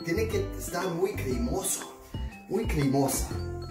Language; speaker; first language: Spanish; early bilingual, heritage; Spanish